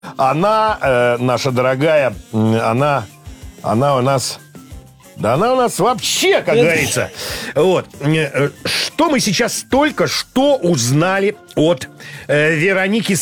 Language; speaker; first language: Russian; native; Russian